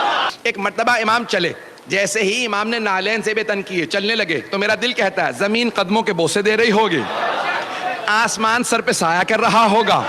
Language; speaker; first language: Urdu; native; Urdu